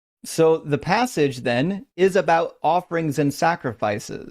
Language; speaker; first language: English; native; English